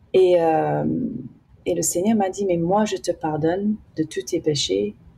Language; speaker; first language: French; early bilingual, heritage; English